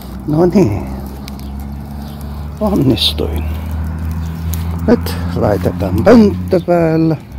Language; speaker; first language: Finnish; non-native, fluent; Turkish